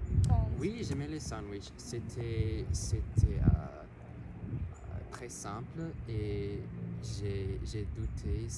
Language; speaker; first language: French; non-native, learner; English